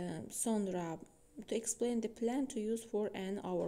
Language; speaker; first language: English; non-native, fluent; Azerbaijani